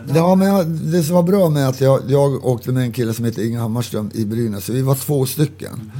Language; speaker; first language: Swedish; native; Swedish